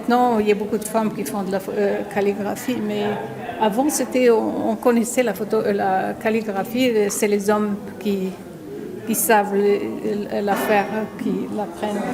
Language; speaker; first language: French; non-native, local second language; Arabic